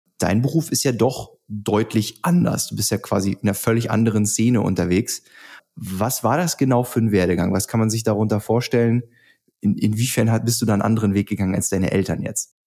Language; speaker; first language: German; native; German